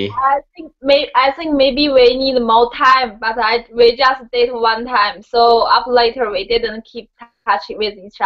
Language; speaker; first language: English; non-native, learner; Chinese